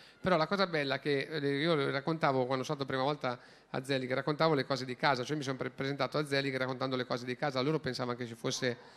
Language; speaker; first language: Italian; native; Italian